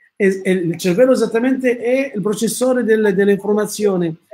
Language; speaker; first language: Italian; non-native, fluent; Arabic